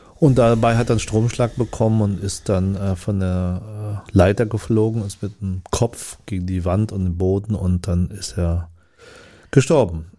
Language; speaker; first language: German; early bilingual, other home language; Vietnamese